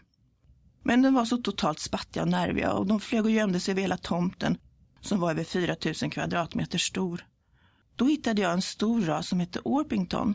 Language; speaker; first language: Swedish; early bilingual, other home language; English